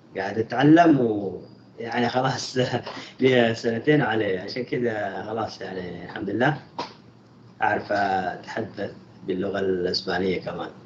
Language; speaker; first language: Arabic; non-native, local second language; Bangla